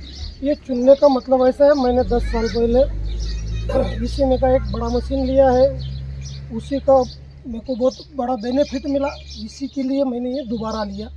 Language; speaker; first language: Hindi; non-native, local second language; Marathi